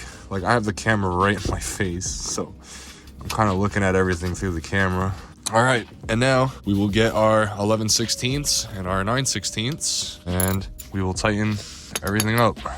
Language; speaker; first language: English; native; English